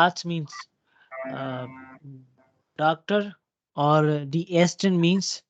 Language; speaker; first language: German; non-native, fluent; Urdu